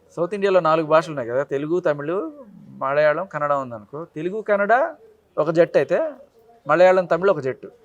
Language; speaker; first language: Telugu; native; Telugu